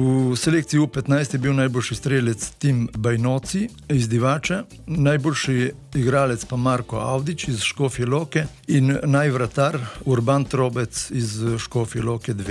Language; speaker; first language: Slovenian; native; Slovenian